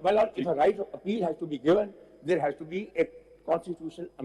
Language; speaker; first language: English; non-native, local second language; Urdu